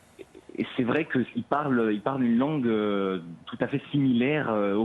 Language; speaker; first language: French; non-native, fluent; Italian